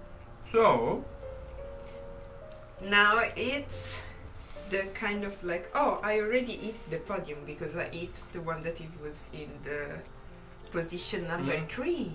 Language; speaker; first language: English; non-native, fluent; Italian